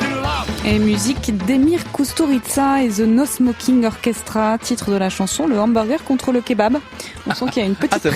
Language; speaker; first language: French; native; French